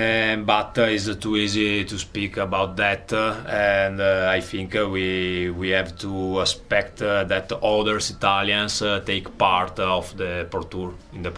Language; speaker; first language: English; non-native, learner; Italian